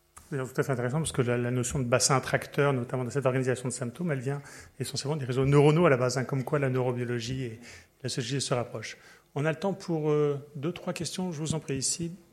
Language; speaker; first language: French; native; French